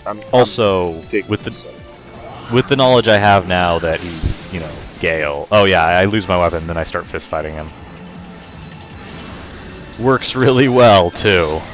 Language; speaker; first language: English; native; English